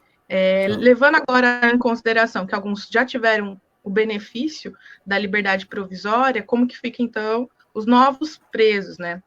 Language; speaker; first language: Portuguese; native; Portuguese